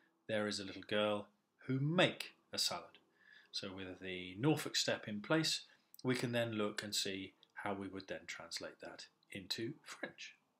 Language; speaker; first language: English; native; English